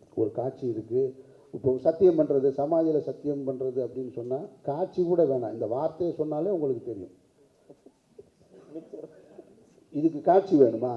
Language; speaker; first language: Tamil; native; Tamil